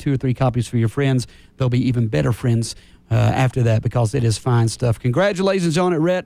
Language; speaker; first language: English; native; English